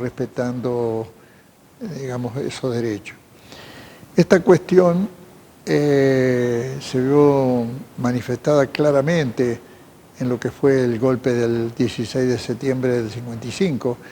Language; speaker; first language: Spanish; native; Spanish